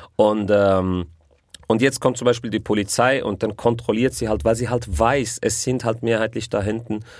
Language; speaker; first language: German; early bilingual, other home language; Arabic